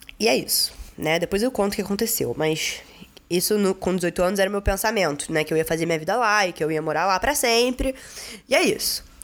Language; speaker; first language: Portuguese; native; Portuguese